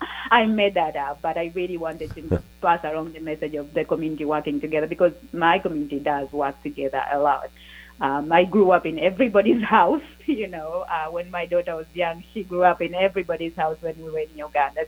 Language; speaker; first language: English; non-native, local second language; Ganda